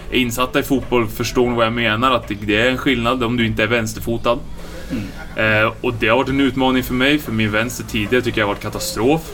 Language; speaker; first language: Swedish; native; Swedish